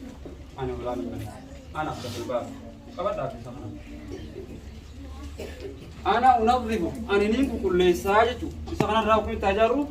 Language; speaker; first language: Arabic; non-native, fluent; Oromo